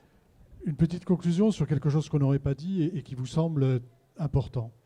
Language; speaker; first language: French; native; French